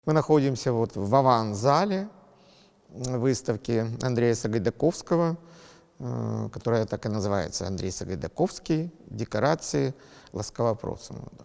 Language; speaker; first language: Russian; native; Russian